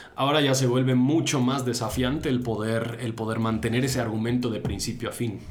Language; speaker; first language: Spanish; non-native, fluent; English